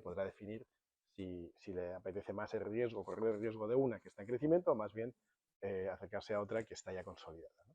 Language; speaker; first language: Spanish; native; Spanish